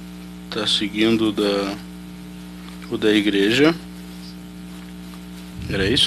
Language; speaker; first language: Portuguese; native; Portuguese